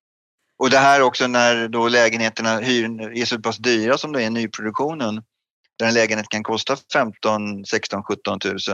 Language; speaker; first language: Swedish; native; Swedish